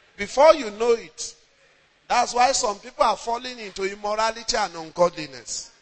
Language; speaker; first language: English; non-native, local second language; Yoruba